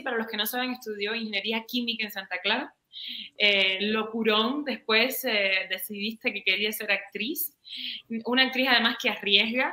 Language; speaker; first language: Spanish; native; Spanish